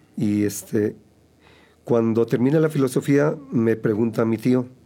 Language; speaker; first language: Spanish; native; Spanish